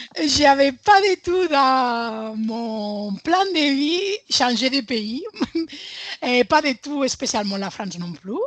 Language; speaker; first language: French; non-native, fluent; Spanish